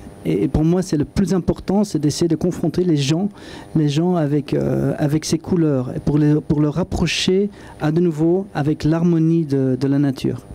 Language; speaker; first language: French; non-native, local second language; Dutch